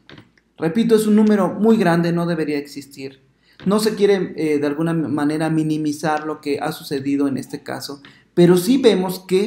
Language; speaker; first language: Spanish; native; Spanish